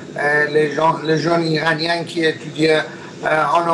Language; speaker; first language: French; non-native, learner; Persian